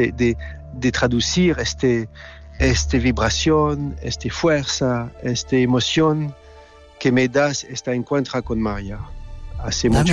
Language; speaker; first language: Spanish; non-native, learner; French